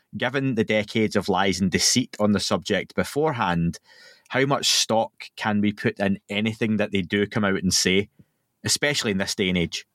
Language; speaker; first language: English; native; English